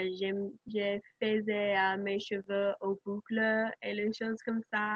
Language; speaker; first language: French; non-native, learner; English